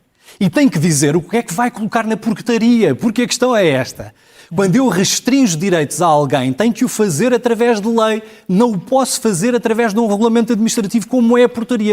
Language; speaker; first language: Portuguese; native; Portuguese